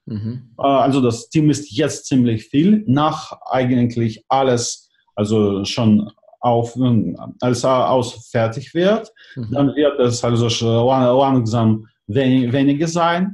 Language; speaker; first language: German; non-native, fluent; Russian